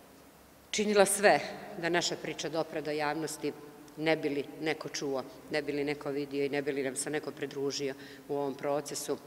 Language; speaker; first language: Serbian; native; Serbian